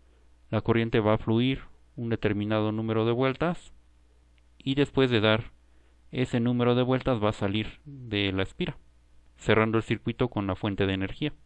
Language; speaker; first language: Spanish; native; Spanish